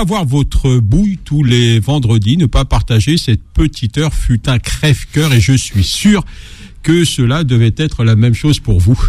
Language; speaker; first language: French; native; French